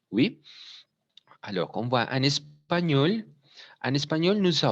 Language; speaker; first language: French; non-native, learner; Spanish